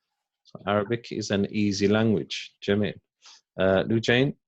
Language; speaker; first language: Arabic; non-native, fluent; English